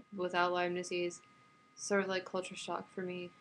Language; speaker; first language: English; native; English